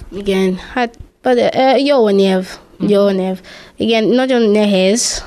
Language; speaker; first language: Hungarian; non-native, learner; English